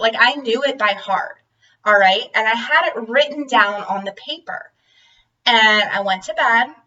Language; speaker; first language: English; native; English